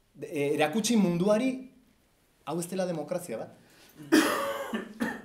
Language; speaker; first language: Basque; native; Basque